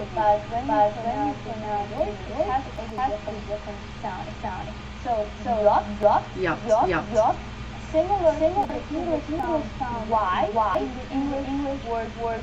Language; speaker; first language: English; non-native, learner; Ukrainian